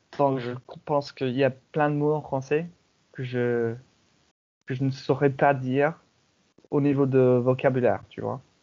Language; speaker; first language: French; non-native, fluent; English